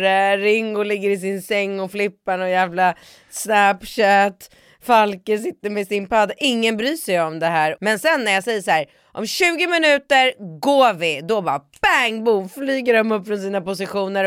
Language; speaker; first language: Swedish; native; Swedish